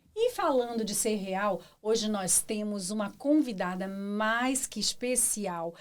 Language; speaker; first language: Portuguese; native; Portuguese